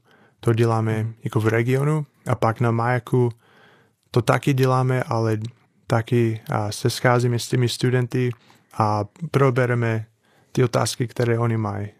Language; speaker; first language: Czech; non-native, fluent; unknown